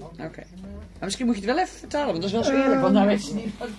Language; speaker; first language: Dutch; native; Dutch